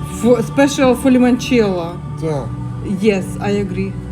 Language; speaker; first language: English; non-native, learner; Ukrainian